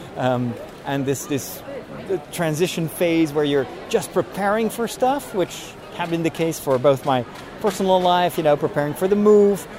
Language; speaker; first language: English; non-native, fluent; Dutch